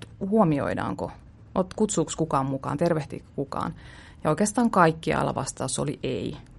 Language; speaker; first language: Finnish; native; Finnish